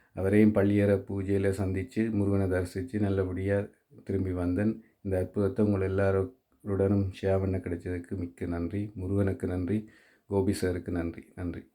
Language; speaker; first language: Tamil; native; Tamil